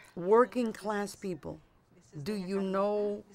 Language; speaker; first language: English; early bilingual, other home language; Spanish